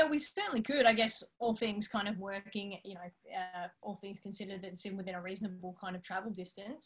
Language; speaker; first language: English; native; English